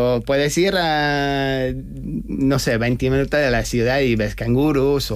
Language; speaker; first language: Spanish; non-native, fluent; English